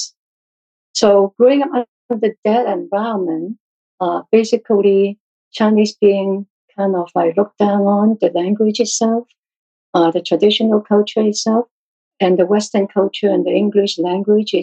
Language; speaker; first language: English; non-native, local second language; Cantonese